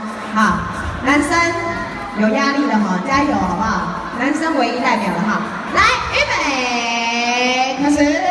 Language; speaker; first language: Chinese; native; Chinese